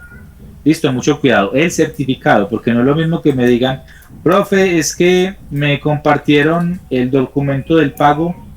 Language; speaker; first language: Spanish; native; Spanish